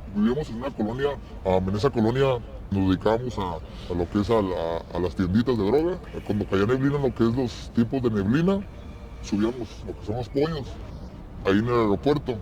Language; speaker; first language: Spanish; native; Spanish